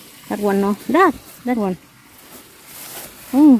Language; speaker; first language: English; non-native, learner; Vietnamese